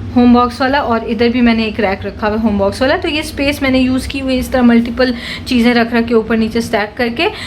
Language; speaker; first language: Urdu; native; Urdu